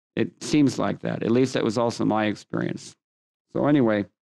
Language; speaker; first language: English; native; English